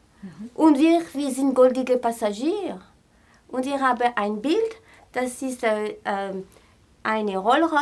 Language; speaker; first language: German; non-native, fluent; French